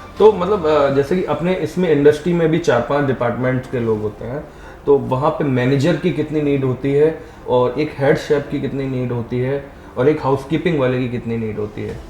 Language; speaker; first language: Hindi; native; Hindi